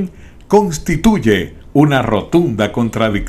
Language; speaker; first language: Spanish; native; Spanish